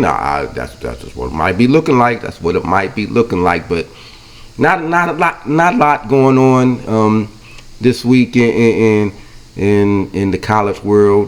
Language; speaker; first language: English; native; English